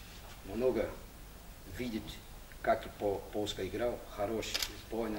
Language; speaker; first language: Russian; non-native, learner; Portuguese